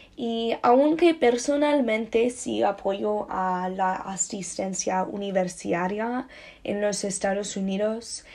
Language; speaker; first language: Spanish; non-native, learner; English